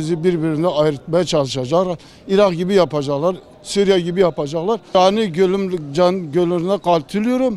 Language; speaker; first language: Turkish; non-native, local second language; Kurdish